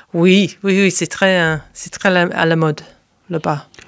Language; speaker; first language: French; non-native, fluent; English